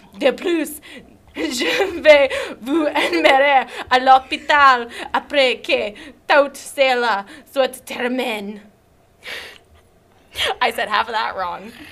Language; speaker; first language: French; non-native, learner; English